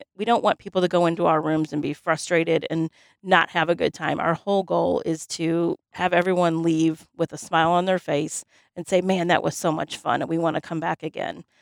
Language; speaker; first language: English; native; English